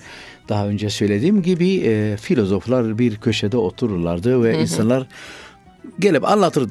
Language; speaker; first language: Turkish; non-native, fluent; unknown